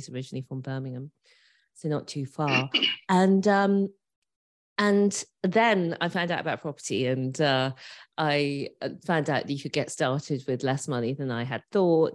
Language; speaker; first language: English; native; English